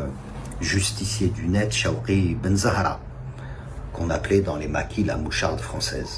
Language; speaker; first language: French; non-native, local second language; Kabyle